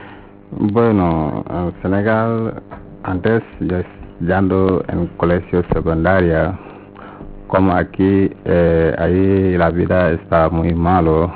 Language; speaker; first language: Spanish; non-native, learner; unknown